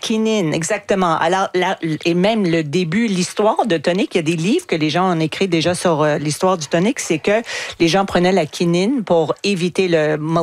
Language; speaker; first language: French; non-native, fluent; English